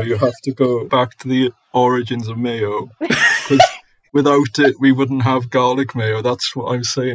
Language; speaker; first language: English; native; English